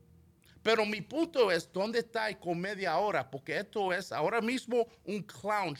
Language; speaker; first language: Spanish; early bilingual, heritage; Spanish